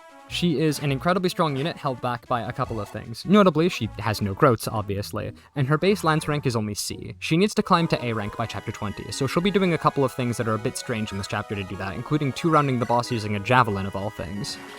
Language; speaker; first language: English; native; English